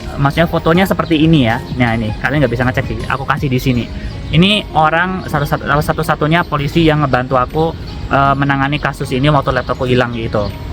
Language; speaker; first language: Indonesian; native; Indonesian